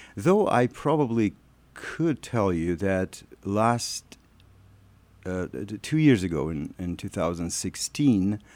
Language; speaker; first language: English; non-native, fluent; Russian